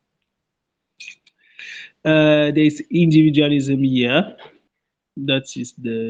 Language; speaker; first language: English; non-native, local second language; French